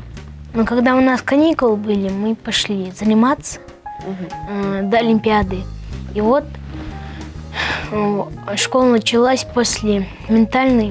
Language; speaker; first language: Russian; non-native, local second language; Ingush